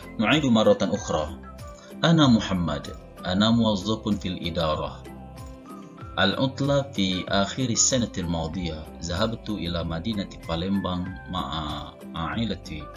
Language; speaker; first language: Arabic; non-native, fluent; Indonesian